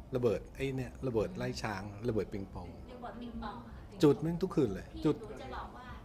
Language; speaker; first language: Thai; native; Thai